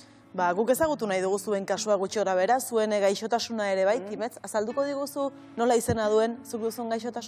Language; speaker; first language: Basque; native; Basque